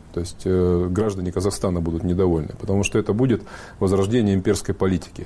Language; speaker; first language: Russian; native; Russian